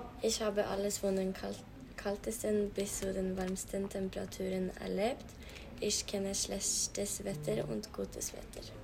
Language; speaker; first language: German; non-native, learner; Norwegian